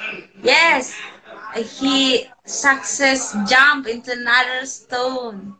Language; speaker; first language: English; non-native, learner; Indonesian